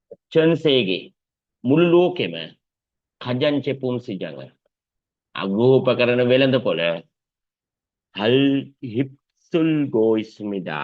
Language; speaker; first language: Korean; non-native, fluent; Sinhala